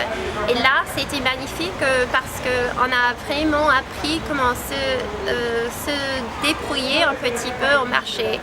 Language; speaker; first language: French; non-native, fluent; English